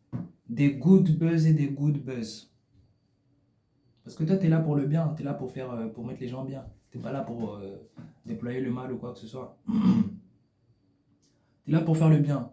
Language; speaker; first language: French; native; French